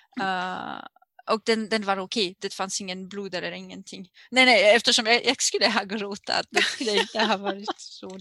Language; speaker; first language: Swedish; non-native, learner; French